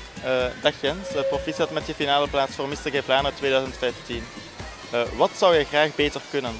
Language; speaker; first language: Dutch; native; Dutch